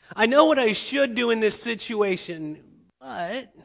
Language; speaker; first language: English; native; English